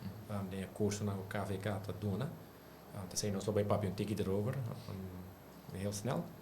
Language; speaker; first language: Dutch; non-native, local second language; Papiamento